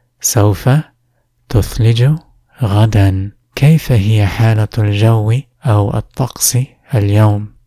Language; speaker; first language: Arabic; non-native, fluent; English